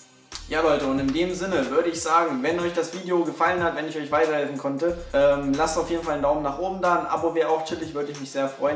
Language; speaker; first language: German; native; German